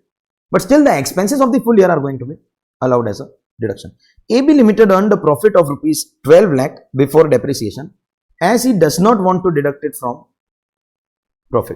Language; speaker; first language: English; non-native, local second language; Hindi